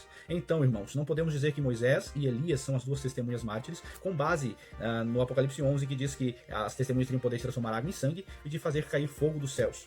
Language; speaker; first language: Portuguese; native; Portuguese